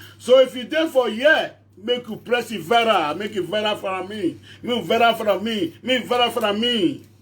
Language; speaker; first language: Nigerian Pidgin; non-native, local second language; Bini